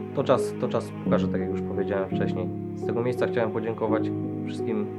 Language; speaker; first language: Polish; native; Polish